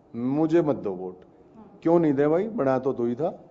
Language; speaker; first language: Hindi; native; Hindi